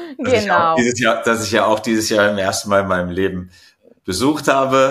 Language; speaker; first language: German; native; German